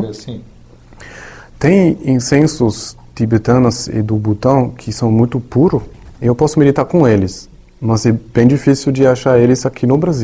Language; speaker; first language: Portuguese; non-native, learner; German